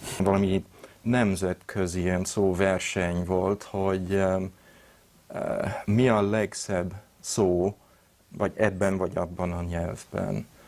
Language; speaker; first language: Hungarian; non-native, fluent; English